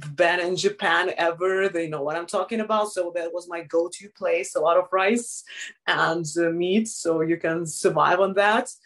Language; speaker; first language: English; non-native, fluent; Russian